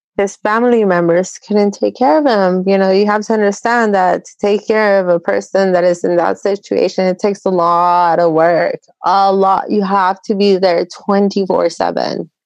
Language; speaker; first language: English; early bilingual, other home language; Spanish